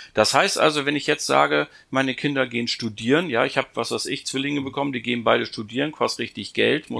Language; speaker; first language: German; native; German